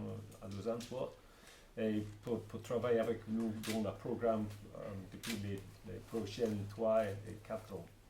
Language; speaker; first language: French; non-native, learner; English